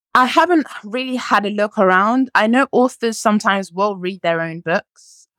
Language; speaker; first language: English; early bilingual, other home language; French